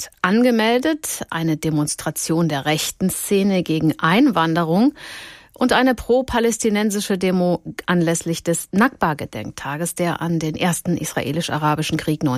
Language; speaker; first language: German; native; German